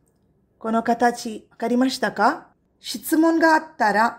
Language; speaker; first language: Japanese; non-native, fluent; Tamil